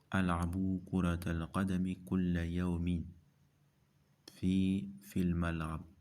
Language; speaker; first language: Arabic; non-native, fluent; French